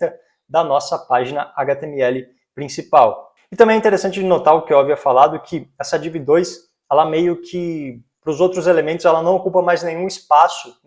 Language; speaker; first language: Portuguese; native; Portuguese